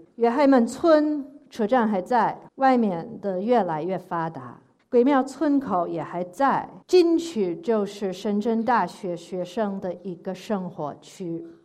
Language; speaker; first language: Chinese; non-native, fluent; English